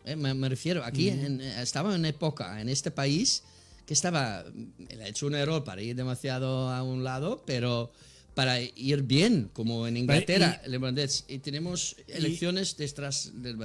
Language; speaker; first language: Spanish; non-native, fluent; Dutch